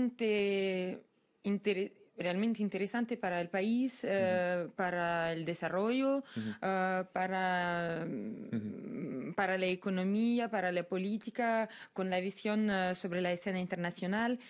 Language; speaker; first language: Spanish; non-native, fluent; Russian